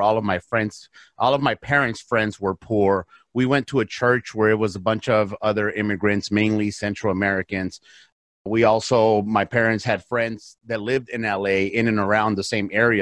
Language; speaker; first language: English; early bilingual, other home language; Spanish